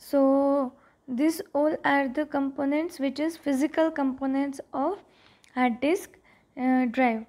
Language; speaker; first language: English; non-native, local second language; Gujarati